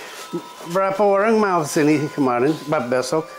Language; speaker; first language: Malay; non-native, learner; English